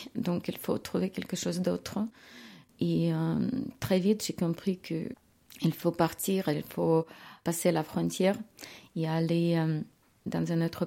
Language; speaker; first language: French; non-native, learner; Ukrainian